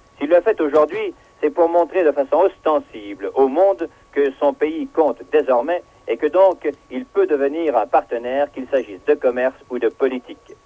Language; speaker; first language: French; native; French